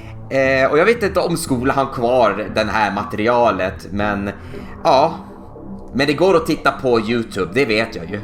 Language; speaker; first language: Swedish; native; Swedish